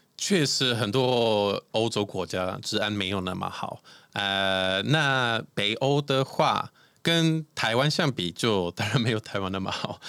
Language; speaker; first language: Chinese; non-native, fluent; Swedish